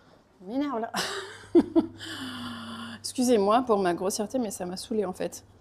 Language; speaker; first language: French; early bilingual, other home language; Portuguese